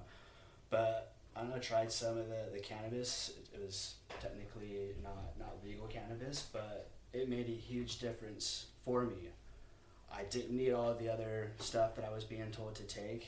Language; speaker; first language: English; native; English